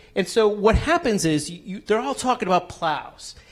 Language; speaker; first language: English; native; English